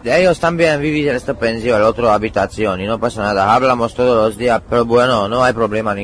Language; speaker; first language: Spanish; non-native, learner; Hungarian